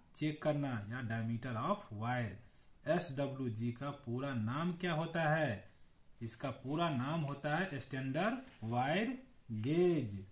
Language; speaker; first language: Hindi; native; Hindi